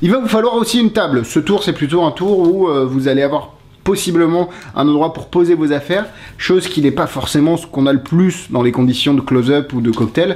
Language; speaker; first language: French; native; French